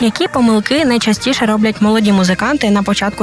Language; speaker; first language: Ukrainian; native; Ukrainian